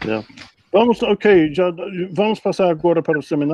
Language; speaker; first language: Portuguese; non-native, fluent; English